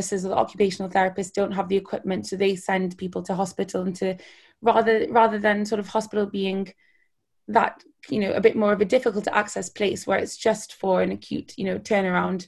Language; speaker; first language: English; native; English